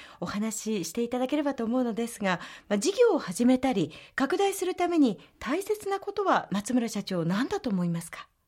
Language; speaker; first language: Japanese; native; Japanese